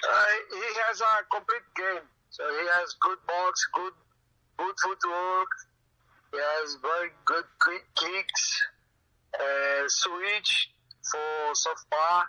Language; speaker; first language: English; non-native, learner; Portuguese